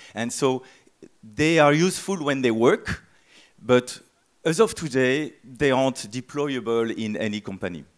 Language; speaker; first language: English; non-native, fluent; French